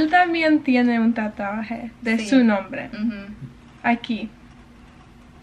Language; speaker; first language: Spanish; early bilingual, heritage; English